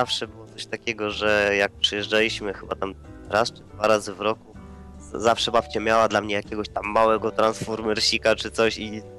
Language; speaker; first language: Polish; native; Polish